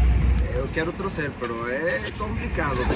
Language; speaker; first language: Portuguese; non-native, learner; Spanish